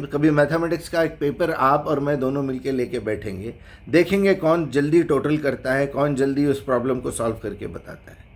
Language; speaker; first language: Urdu; native; Urdu